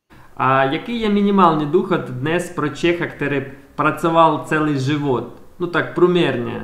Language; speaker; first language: Czech; non-native, learner; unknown